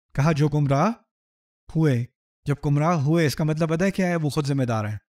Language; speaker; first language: Urdu; native; Urdu